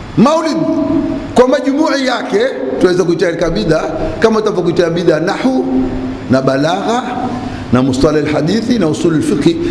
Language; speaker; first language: Swahili; native; Swahili